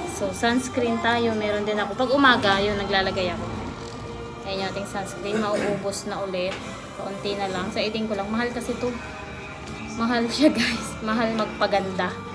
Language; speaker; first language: Filipino; non-native, local second language; Cebuano